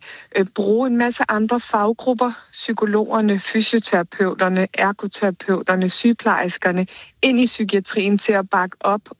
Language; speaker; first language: Danish; native; Danish